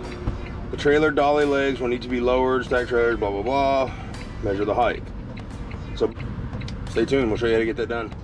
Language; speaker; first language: English; native; English